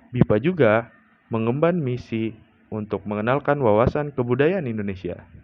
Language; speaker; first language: Indonesian; native; Indonesian